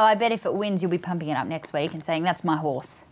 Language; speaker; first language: English; native; English